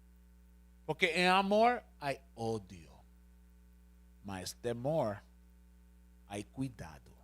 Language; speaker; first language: Portuguese; non-native, learner; Spanish